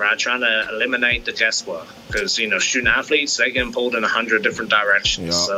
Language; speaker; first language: English; native; English